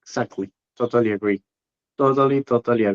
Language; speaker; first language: English; non-native, learner; Spanish